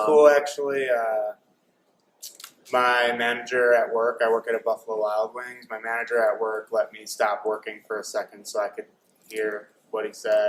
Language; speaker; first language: English; native; English